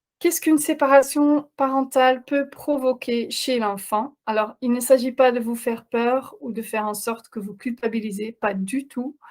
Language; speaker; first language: French; non-native, fluent; Dutch